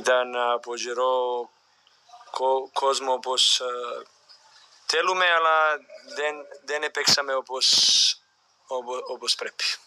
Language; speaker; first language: Greek; non-native, fluent; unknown